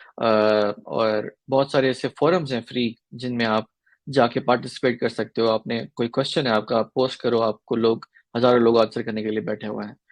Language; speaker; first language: Urdu; native; Urdu